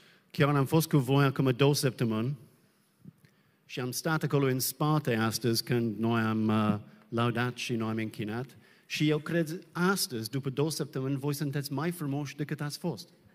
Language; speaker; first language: Romanian; non-native, learner; English